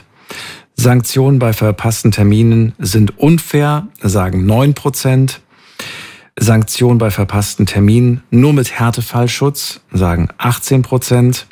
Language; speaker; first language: German; native; German